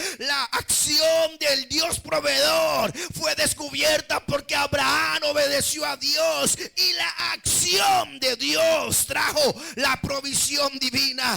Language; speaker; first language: Spanish; native; Spanish